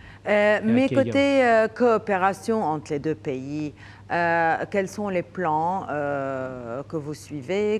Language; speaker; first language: French; non-native, local second language; Arabic